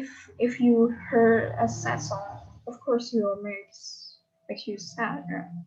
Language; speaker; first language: English; non-native, learner; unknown